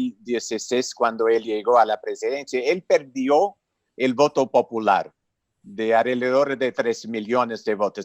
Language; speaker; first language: Spanish; non-native, fluent; English